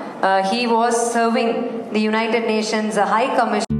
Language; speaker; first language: Malayalam; native; Malayalam